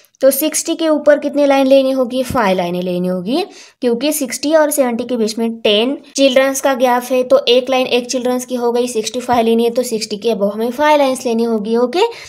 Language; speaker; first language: Hindi; non-native, local second language; Marathi